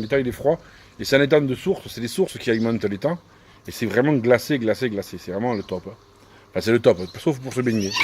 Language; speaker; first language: French; native; French